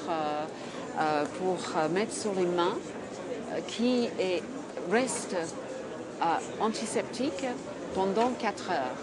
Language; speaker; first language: French; non-native, fluent; English